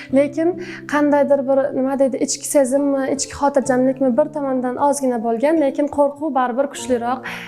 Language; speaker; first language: Uzbek; non-native, local second language; Turkmen